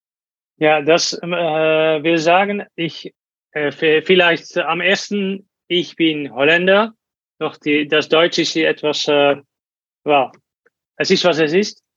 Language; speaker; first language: German; non-native, learner; Dutch